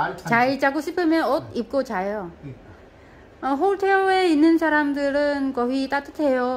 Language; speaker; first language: Korean; non-native, learner; Vietnamese